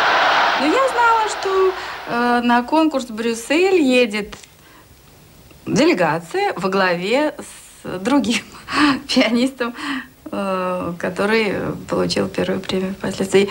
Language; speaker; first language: Russian; native; Russian